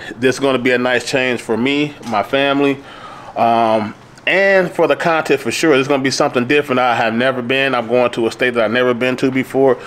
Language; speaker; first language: English; native; English